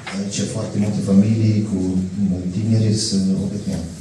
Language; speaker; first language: Romanian; non-native, learner; Russian